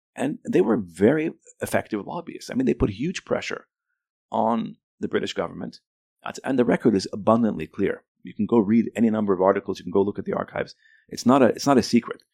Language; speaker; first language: English; early bilingual, other home language; Arabic